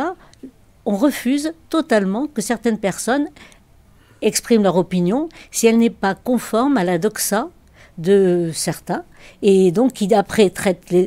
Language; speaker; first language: French; native; French